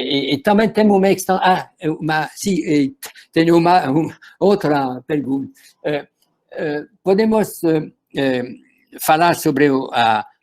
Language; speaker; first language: Portuguese; non-native, fluent; French